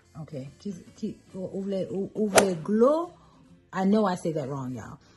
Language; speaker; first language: English; native; English